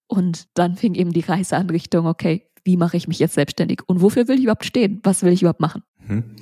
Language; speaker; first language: German; early bilingual, other home language; Vietnamese